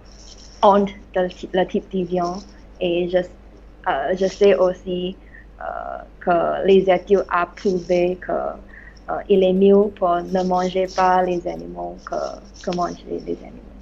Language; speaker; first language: French; non-native, learner; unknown